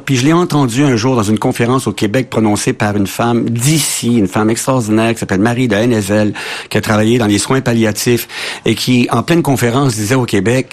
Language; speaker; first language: French; native; French